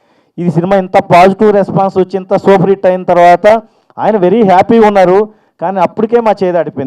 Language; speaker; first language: Telugu; native; Telugu